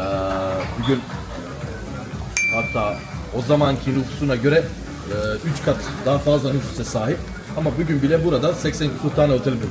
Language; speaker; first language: Turkish; native; Turkish